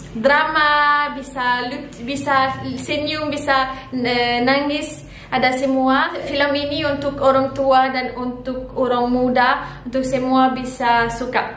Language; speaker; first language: Indonesian; non-native, learner; French